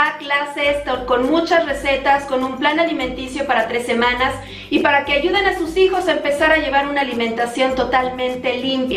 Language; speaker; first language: Spanish; native; Spanish